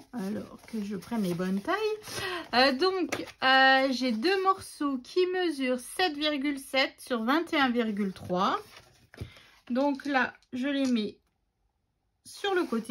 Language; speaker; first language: French; native; French